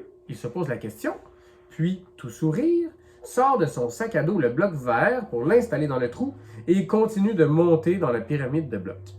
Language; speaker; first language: French; native; French